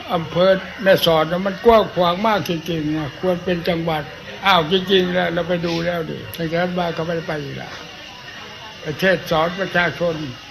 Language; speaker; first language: Thai; non-native, local second language; Northeastern Thai